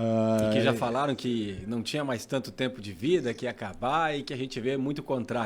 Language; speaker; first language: Portuguese; native; Portuguese